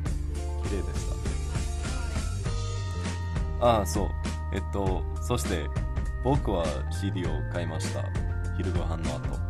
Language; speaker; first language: Japanese; non-native, learner; English